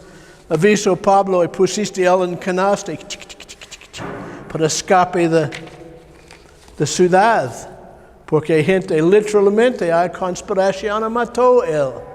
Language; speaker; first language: Spanish; non-native, learner; English